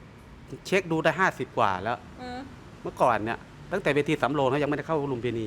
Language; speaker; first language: Thai; native; Thai